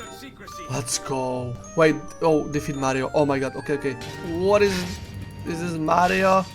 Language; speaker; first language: English; non-native, fluent; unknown